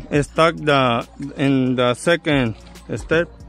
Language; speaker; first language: English; non-native, learner; Spanish